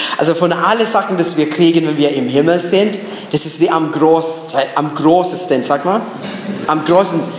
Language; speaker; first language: German; non-native, fluent; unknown